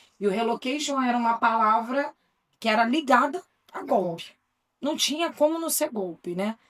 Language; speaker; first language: Portuguese; native; Portuguese